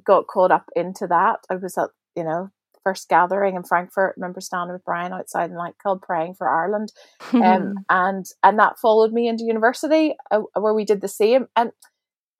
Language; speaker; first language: English; native; English